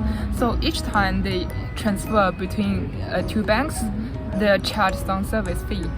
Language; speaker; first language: English; non-native, fluent; Chinese